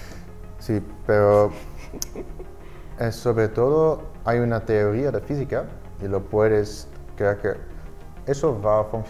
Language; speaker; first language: Spanish; non-native, fluent; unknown